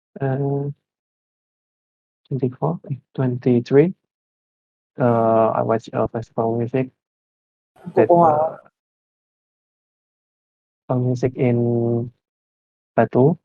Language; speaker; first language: English; non-native, learner; Indonesian